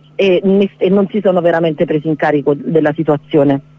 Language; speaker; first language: Italian; native; Italian